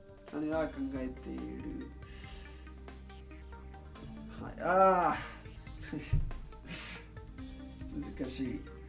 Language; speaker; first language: Japanese; non-native, learner; English